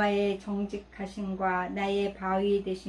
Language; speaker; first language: Korean; native; Korean